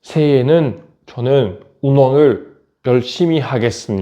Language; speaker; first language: Korean; non-native, fluent; French